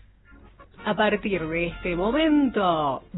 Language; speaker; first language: Spanish; native; Spanish